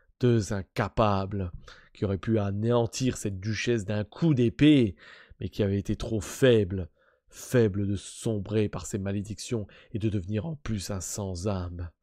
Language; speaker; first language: French; native; French